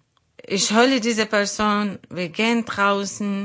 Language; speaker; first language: German; non-native, learner; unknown